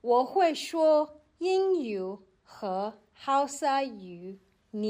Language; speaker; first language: Chinese; non-native, learner; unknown